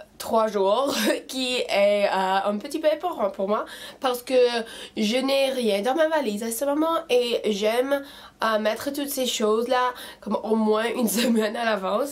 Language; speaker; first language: French; non-native, fluent; English